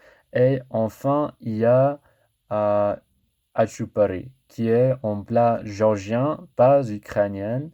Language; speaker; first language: French; non-native, learner; English